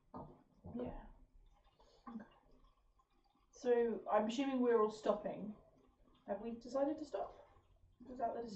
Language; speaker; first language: English; native; English